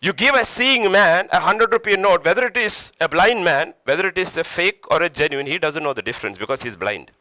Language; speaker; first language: English; non-native, local second language; Nepali